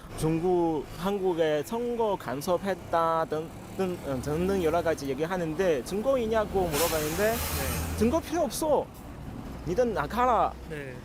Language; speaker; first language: Korean; non-native, fluent; Cantonese